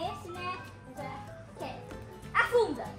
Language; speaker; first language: Portuguese; native; Portuguese